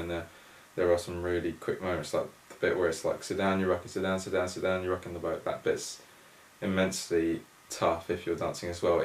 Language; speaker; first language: English; native; English